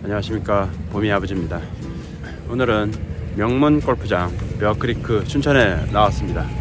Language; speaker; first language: Korean; native; Korean